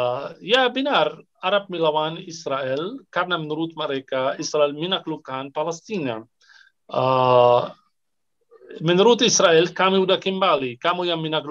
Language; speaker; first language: Indonesian; non-native, fluent; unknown